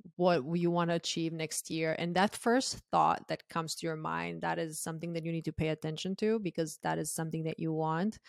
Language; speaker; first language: English; non-native, fluent; Croatian